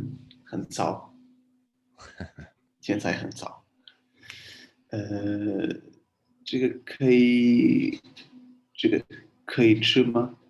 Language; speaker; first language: Chinese; non-native, learner; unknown